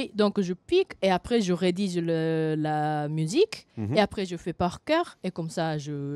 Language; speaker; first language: French; non-native, fluent; Japanese